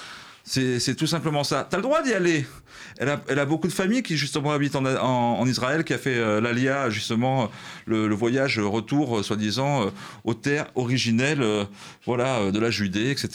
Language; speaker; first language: French; native; French